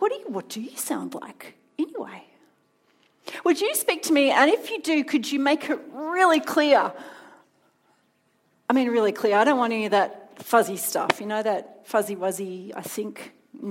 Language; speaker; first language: English; native; English